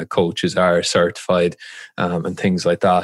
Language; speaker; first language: English; native; English